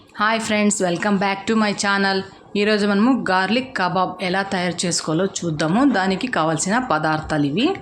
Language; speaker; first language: Telugu; native; Telugu